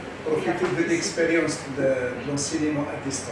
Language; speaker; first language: French; non-native, local second language; Arabic